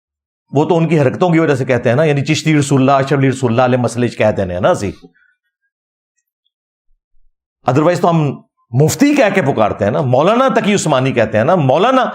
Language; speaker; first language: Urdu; non-native, local second language; Punjabi